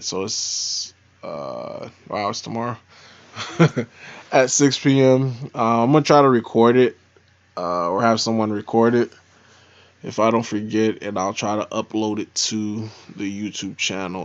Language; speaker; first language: English; native; English